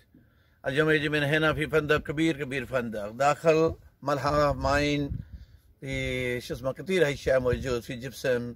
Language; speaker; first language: Arabic; non-native, learner; Punjabi